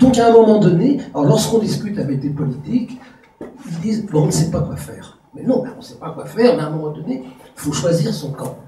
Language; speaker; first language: French; native; French